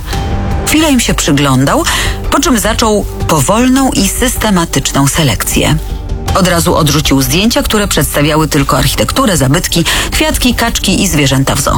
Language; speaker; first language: Polish; native; Polish